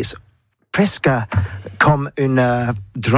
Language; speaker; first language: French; non-native, learner; English